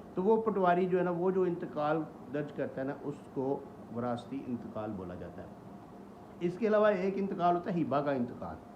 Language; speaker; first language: Urdu; non-native, local second language; Punjabi